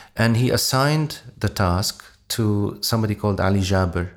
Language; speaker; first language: English; non-native, fluent; Arabic